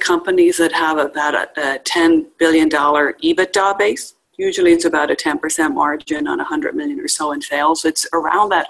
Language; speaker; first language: English; native; English